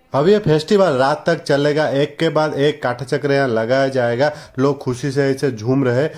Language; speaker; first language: Hindi; non-native, local second language; Odia